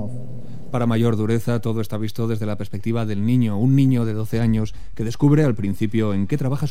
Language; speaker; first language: Spanish; native; Spanish